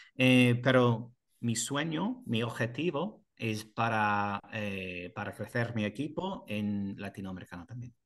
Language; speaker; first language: Spanish; non-native, learner; English